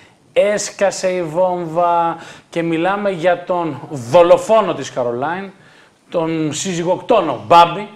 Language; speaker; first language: Greek; native; Greek